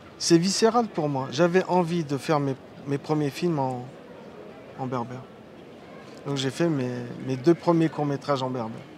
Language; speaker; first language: French; early bilingual, other home language; Riffian